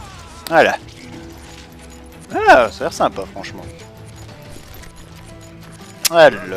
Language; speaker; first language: French; native; French